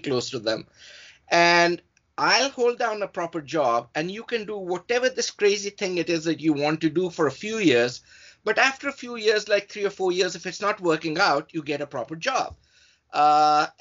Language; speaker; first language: English; non-native, local second language; Urdu